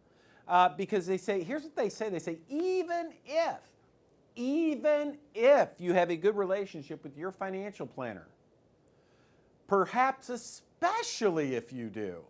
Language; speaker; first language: English; native; English